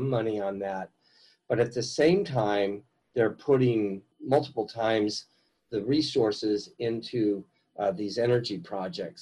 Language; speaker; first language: English; native; English